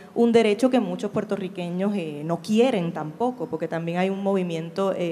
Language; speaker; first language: Spanish; native; Spanish